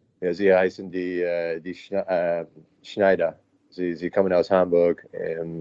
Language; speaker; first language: German; non-native, learner; English